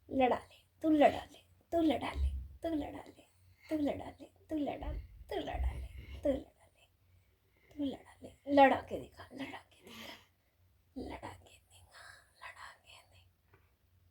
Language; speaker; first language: Hindi; native; Hindi